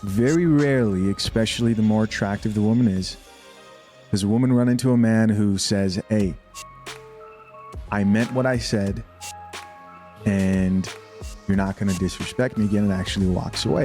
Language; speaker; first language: English; native; English